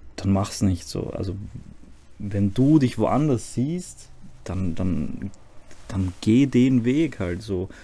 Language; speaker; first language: German; early bilingual, other home language; Croatian